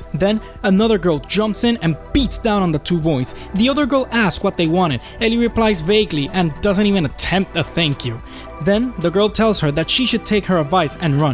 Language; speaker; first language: English; native; English